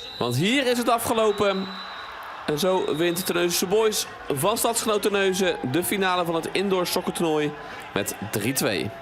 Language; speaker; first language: Dutch; native; Dutch